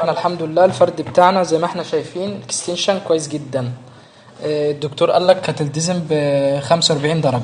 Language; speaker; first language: Arabic; native; Arabic